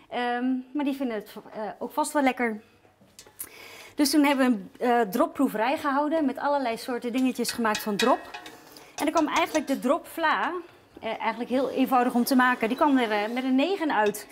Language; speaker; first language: Dutch; native; Dutch